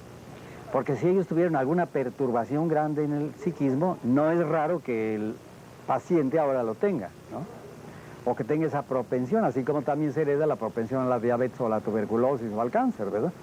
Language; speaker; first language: Spanish; native; Spanish